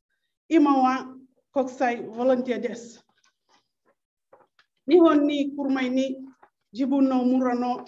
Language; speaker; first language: Japanese; non-native, learner; Fijian